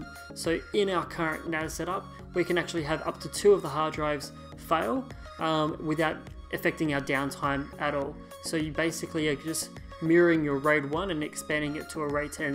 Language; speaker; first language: English; native; English